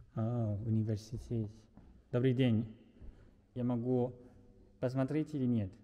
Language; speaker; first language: Russian; non-native, learner; English